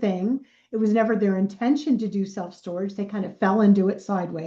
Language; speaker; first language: English; native; English